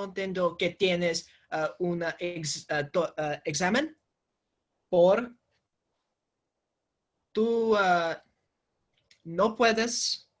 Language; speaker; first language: Spanish; non-native, learner; English